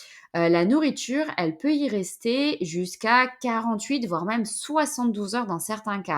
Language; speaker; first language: French; native; French